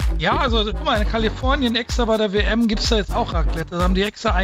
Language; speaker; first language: German; native; German